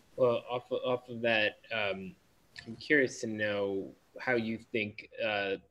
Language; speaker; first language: English; native; English